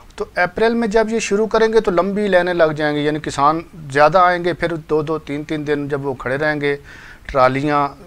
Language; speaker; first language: Urdu; non-native, local second language; Punjabi